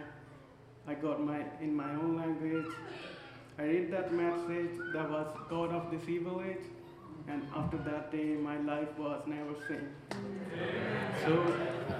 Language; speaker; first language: English; non-native, local second language; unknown